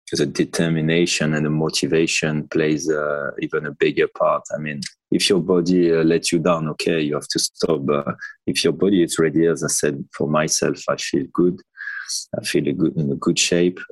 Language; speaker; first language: English; non-native, fluent; French